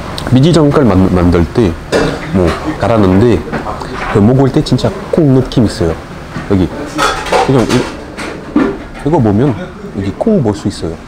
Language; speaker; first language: Korean; non-native, learner; French